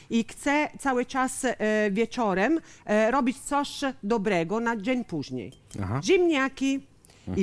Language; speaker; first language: Polish; non-native, learner; Italian